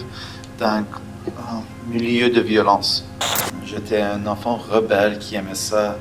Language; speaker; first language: French; early bilingual, other home language; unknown